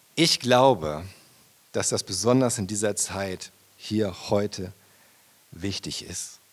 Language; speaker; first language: German; native; German